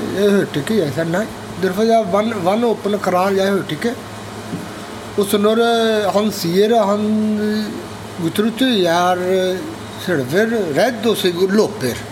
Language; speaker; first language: Norwegian; non-native, learner; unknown